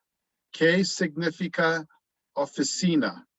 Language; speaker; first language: Spanish; non-native, learner; English